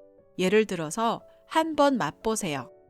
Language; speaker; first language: Korean; non-native, fluent; Chinese